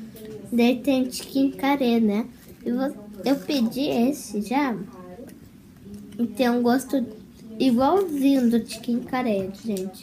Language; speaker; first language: Portuguese; early bilingual, heritage; Portuguese